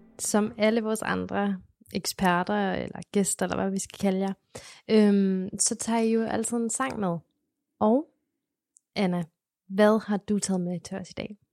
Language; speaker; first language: Danish; native; Danish